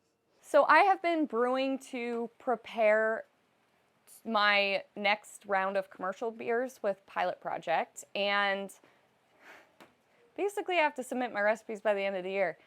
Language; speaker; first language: English; native; English